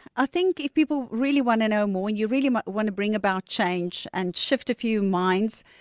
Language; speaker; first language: English; non-native, local second language; Afrikaans